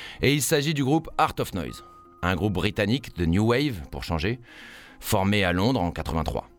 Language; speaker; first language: French; native; French